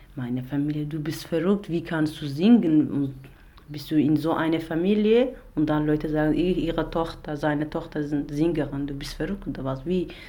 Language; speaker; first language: German; non-native, learner; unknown